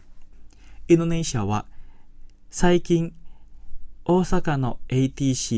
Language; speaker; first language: Japanese; non-native, fluent; Indonesian